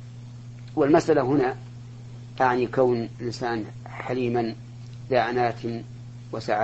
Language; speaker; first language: Arabic; native; Arabic